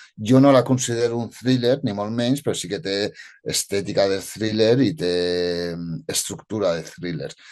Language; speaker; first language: Catalan; early bilingual, other home language; Arabic